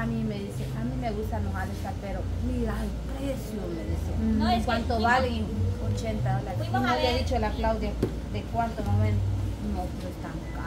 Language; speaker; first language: Spanish; native; Spanish